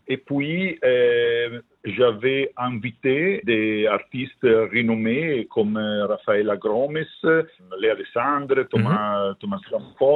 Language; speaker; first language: French; non-native, fluent; Italian